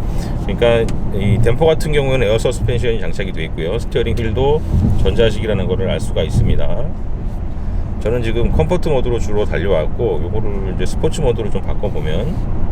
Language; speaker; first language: Korean; native; Korean